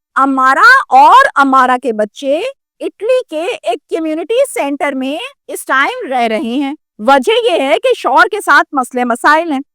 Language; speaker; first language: Urdu; native; Urdu